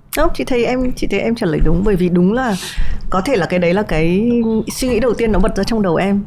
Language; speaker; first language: Vietnamese; native; Vietnamese